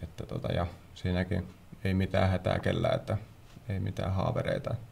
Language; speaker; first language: Finnish; native; Finnish